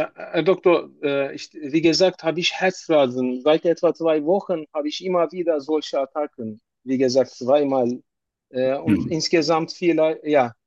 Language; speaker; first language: German; non-native, learner; Turkish